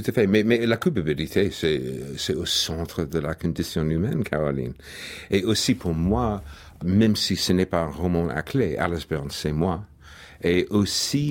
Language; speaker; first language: French; non-native, fluent; English